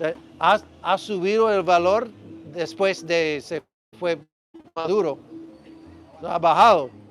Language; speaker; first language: Spanish; non-native, learner; English